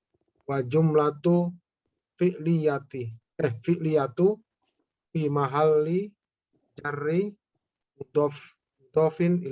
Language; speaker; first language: Arabic; non-native, learner; Indonesian